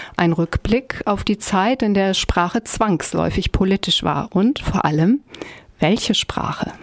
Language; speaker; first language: German; native; German